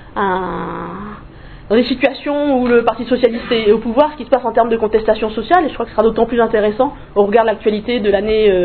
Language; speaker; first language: French; native; French